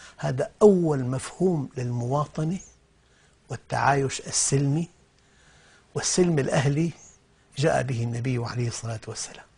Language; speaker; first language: Arabic; native; Arabic